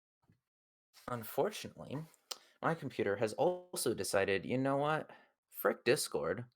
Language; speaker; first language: English; native; English